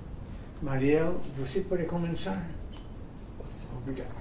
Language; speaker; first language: Portuguese; non-native, fluent; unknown